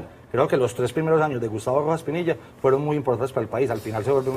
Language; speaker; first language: Spanish; native; Spanish